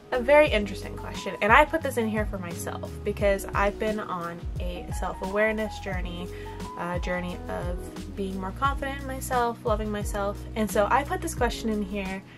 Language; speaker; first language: English; native; English